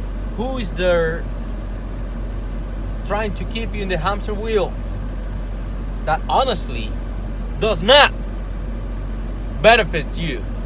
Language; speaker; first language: English; non-native, fluent; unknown